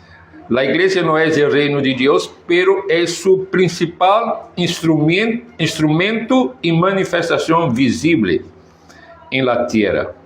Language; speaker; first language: Spanish; non-native, fluent; Portuguese